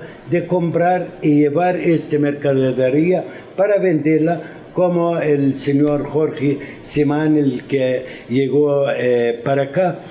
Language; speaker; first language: Spanish; non-native, fluent; Arabic